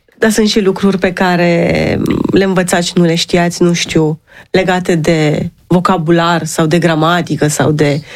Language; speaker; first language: Romanian; native; Romanian